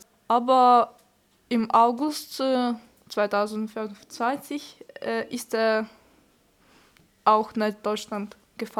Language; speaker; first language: German; non-native, learner; Ukrainian